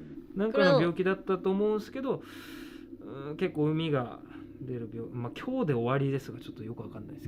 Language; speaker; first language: Japanese; native; Japanese